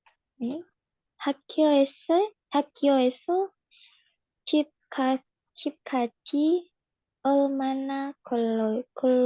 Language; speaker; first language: Korean; non-native, learner; Indonesian